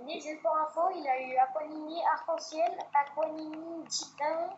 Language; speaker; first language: French; native; French